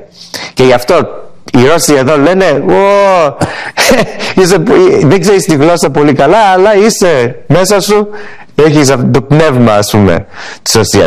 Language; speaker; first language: Greek; early bilingual, heritage; English